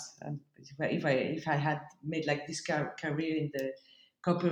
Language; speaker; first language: English; non-native, fluent; French